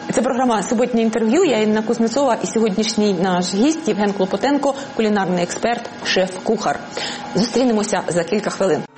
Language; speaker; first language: Ukrainian; native; Ukrainian